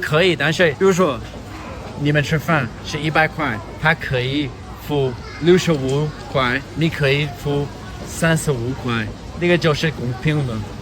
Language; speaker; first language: Chinese; non-native, fluent; English